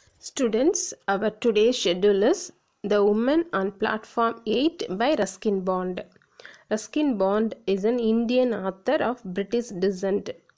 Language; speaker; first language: English; non-native, local second language; Tamil